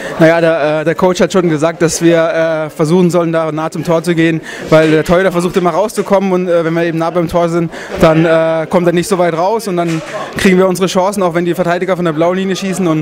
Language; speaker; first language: German; native; German